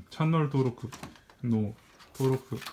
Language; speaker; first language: Japanese; non-native, learner; Korean